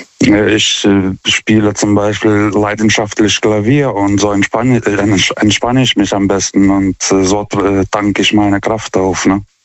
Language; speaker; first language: German; non-native, fluent; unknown